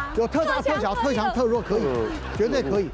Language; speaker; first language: Chinese; native; Chinese